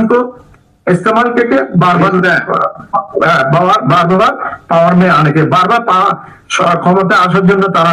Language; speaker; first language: Hindi; non-native, learner; Bangla